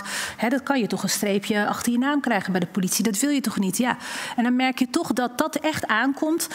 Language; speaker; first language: Dutch; native; Dutch